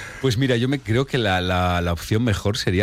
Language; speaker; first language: Spanish; native; Spanish